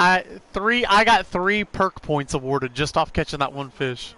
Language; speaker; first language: English; native; English